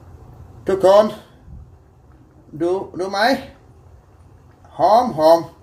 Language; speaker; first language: Thai; non-native, learner; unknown